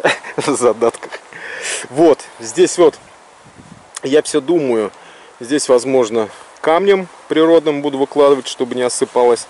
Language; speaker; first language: Russian; native; Russian